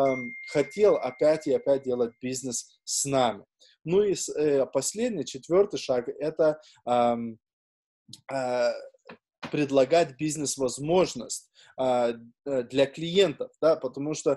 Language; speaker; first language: Russian; non-native, fluent; Lithuanian